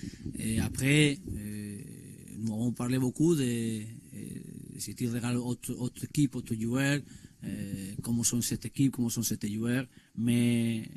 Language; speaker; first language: French; non-native, learner; Spanish